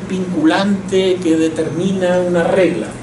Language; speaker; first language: Spanish; native; Spanish